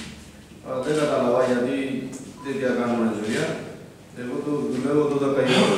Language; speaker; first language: Greek; non-native, learner; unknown